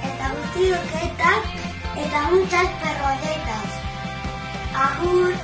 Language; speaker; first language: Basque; non-native, local second language; Spanish